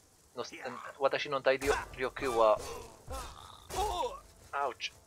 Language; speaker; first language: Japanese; non-native, learner; French